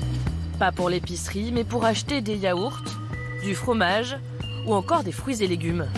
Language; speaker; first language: French; native; French